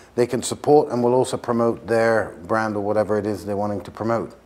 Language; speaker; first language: English; native; English